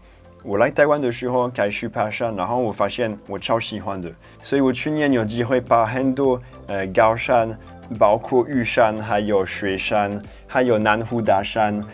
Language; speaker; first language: Chinese; non-native, fluent; French